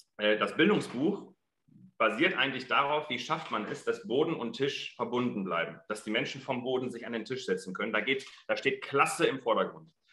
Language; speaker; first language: German; early bilingual, other home language; Arabic